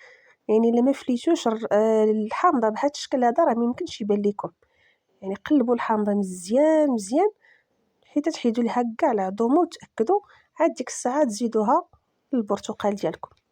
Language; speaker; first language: Arabic; native; Arabic